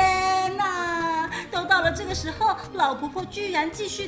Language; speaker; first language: Chinese; native; Chinese